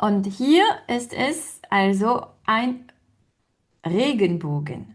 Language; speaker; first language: German; non-native, fluent; French